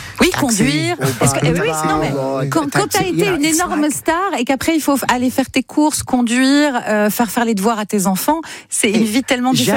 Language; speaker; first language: French; native; French